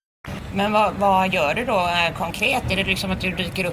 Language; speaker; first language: Swedish; native; Swedish